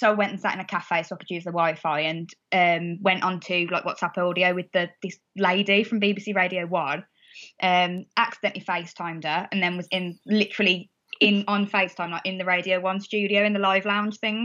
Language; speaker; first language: English; native; English